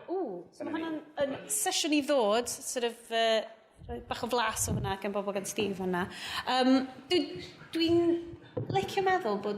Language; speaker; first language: Welsh; native; Welsh